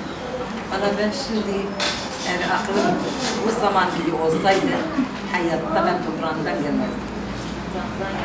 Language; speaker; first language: Turkish; non-native, fluent; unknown